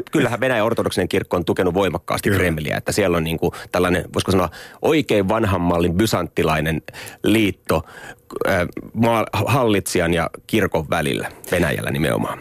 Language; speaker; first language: Finnish; native; Finnish